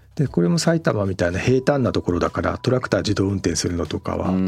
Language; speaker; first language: Japanese; native; Japanese